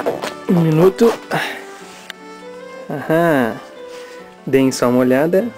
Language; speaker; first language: Portuguese; native; Portuguese